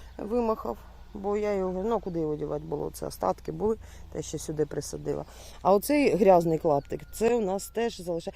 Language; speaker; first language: Ukrainian; non-native, local second language; Russian